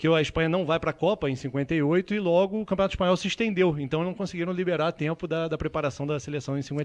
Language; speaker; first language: Portuguese; native; Portuguese